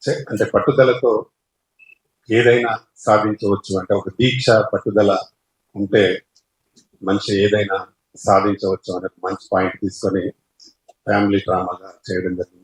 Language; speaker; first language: Telugu; native; Telugu